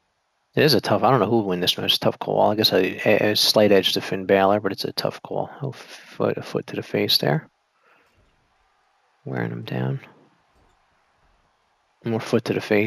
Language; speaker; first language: English; native; English